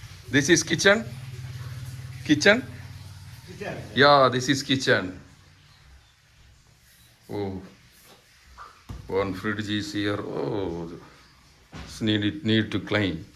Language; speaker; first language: English; non-native, fluent; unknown